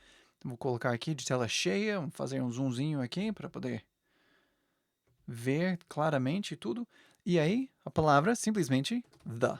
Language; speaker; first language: Portuguese; non-native, fluent; English